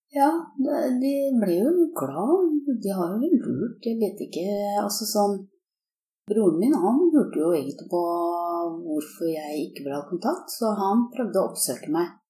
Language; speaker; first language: Norwegian; early bilingual, other home language; Korean